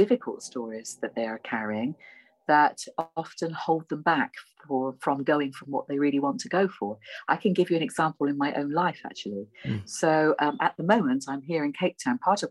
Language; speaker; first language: English; native; English